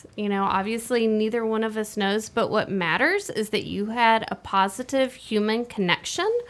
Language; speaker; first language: English; native; English